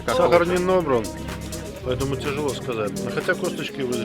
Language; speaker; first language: Russian; native; Russian